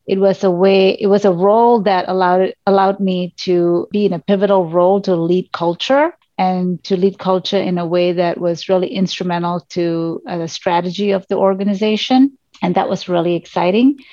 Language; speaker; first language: English; non-native, local second language; Tamil